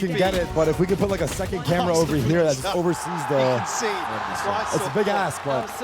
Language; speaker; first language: English; native; English